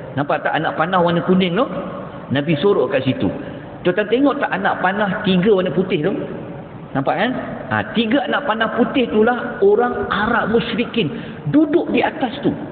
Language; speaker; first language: Malay; native; Malay